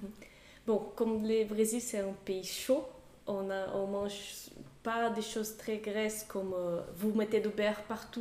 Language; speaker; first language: French; non-native, fluent; Portuguese